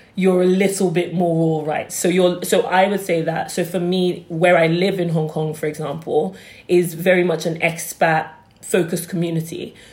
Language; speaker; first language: English; native; English